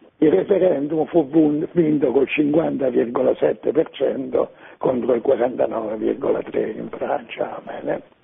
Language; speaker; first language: Italian; native; Italian